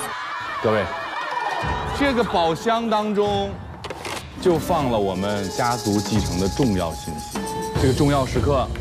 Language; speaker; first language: Chinese; native; Chinese